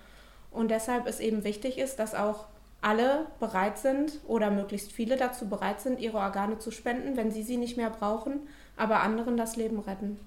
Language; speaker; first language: German; native; German